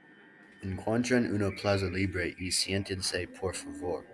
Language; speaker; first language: Spanish; non-native, learner; English